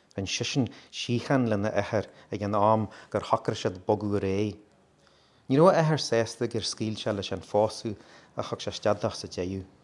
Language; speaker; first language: Irish; native; Irish